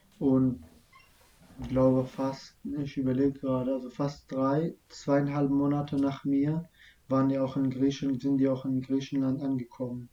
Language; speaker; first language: German; non-native, fluent; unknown